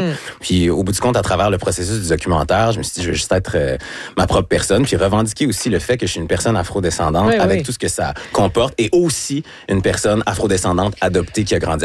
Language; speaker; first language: French; native; French